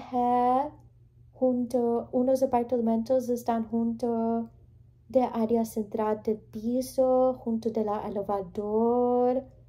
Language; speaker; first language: Spanish; early bilingual, heritage; English